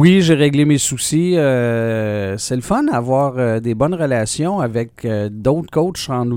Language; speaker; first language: French; native; French